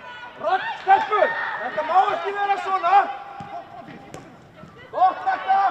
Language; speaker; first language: Icelandic; non-native, learner; Swedish